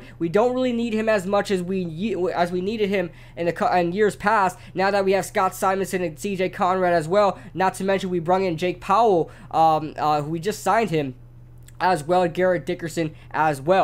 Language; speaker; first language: English; native; English